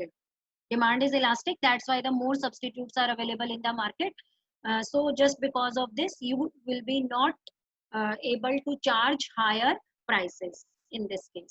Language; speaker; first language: English; non-native, local second language; Hindi